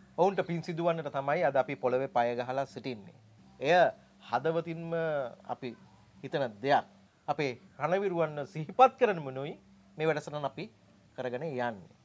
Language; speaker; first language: Sinhala; native; Sinhala